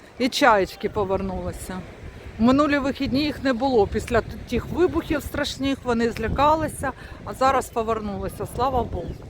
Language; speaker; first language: Ukrainian; native; Ukrainian